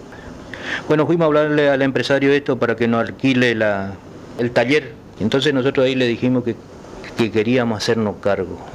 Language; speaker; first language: Spanish; native; Spanish